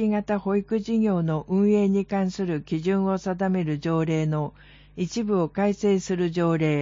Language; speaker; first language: Japanese; native; Japanese